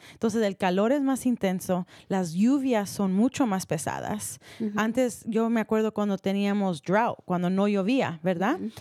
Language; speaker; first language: Spanish; early bilingual, heritage; Spanish